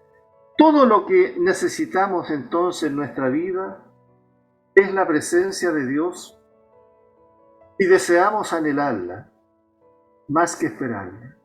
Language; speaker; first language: Spanish; native; Spanish